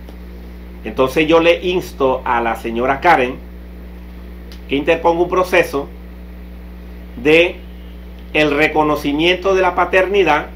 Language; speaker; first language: Spanish; native; Spanish